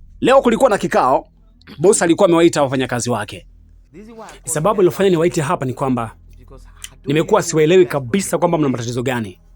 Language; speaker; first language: Swahili; native; Swahili